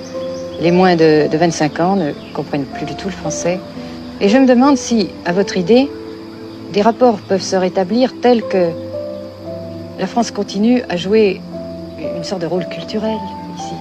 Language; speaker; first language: French; native; French